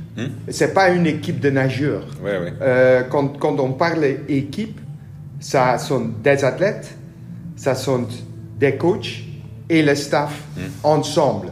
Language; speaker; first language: French; non-native, learner; Dutch